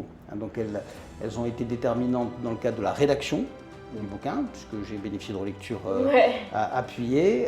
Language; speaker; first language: French; native; French